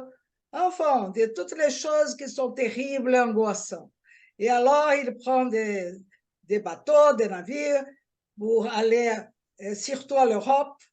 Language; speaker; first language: French; non-native, learner; Portuguese